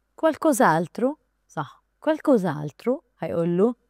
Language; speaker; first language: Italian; non-native, learner; Arabic